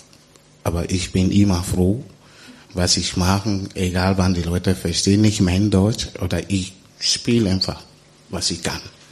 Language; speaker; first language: German; non-native, learner; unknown